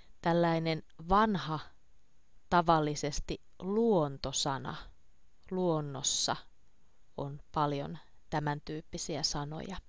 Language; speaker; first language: Finnish; non-native, fluent; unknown